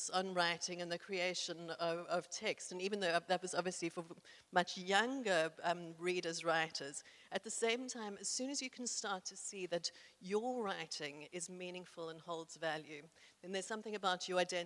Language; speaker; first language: English; native; English